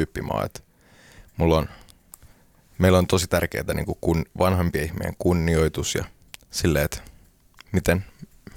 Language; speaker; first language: Finnish; early bilingual, heritage; Finnish